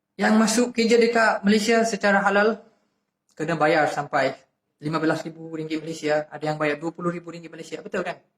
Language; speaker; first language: Malay; non-native, fluent; Bangla